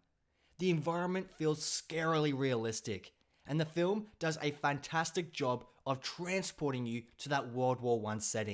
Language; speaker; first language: English; native; English